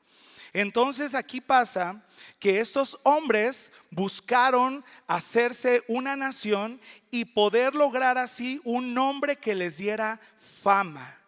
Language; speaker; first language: Spanish; native; Spanish